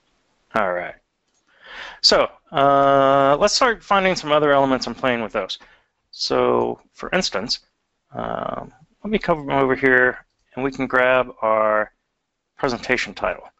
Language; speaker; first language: English; native; English